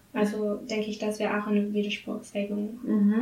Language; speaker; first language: German; non-native, learner; English